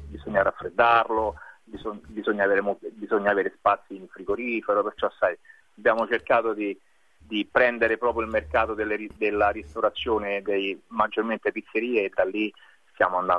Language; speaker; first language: Italian; native; Italian